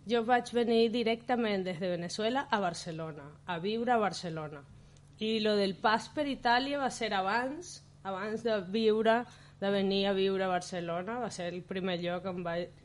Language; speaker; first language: Catalan; non-native, fluent; Spanish